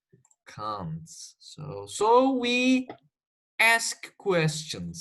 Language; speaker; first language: English; non-native, fluent; Turkish